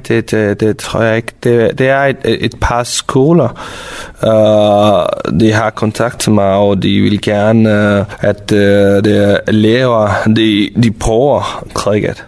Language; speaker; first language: Danish; non-native, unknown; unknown